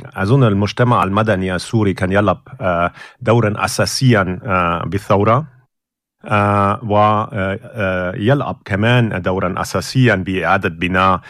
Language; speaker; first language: Arabic; non-native, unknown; German